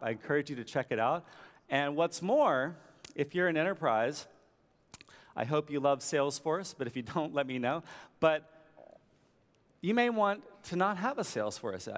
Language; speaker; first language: English; native; English